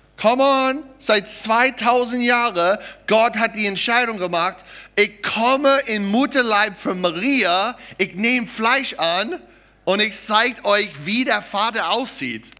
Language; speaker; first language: German; non-native, fluent; English